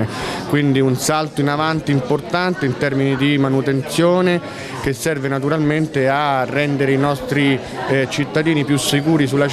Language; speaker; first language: Italian; native; Italian